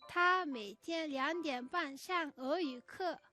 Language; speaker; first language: Chinese; non-native, fluent; Mongolian